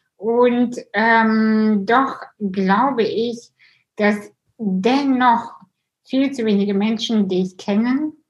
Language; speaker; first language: German; early bilingual, other home language; Russian